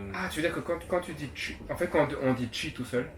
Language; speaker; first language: French; native; French